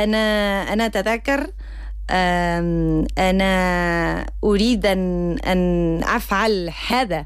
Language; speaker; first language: Arabic; non-native, learner; Spanish